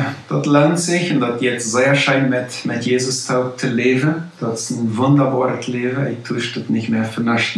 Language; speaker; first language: German; non-native, learner; Plautdietsch